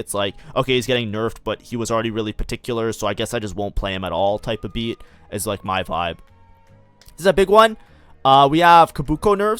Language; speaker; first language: English; native; English